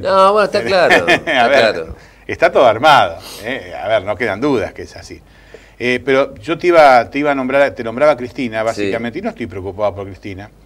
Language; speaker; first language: Spanish; native; Spanish